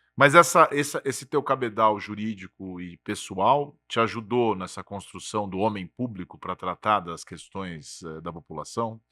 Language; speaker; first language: Portuguese; native; Portuguese